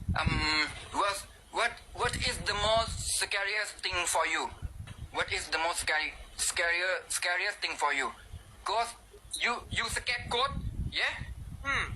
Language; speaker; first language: English; non-native, learner; Thai